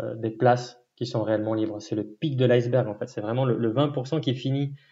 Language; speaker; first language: French; native; French